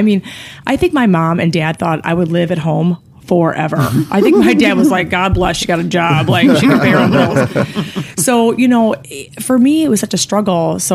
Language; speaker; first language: English; native; English